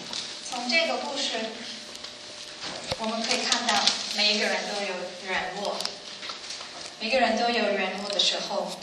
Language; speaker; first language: Chinese; non-native, learner; English